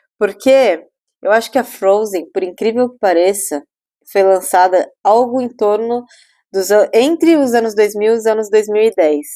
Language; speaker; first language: Portuguese; native; Portuguese